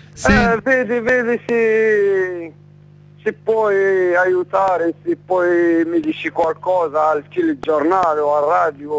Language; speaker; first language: Italian; non-native, learner; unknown